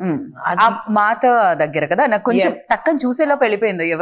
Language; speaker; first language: Telugu; native; Telugu